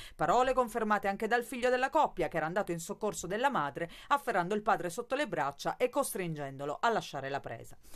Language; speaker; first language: Italian; non-native, fluent; Polish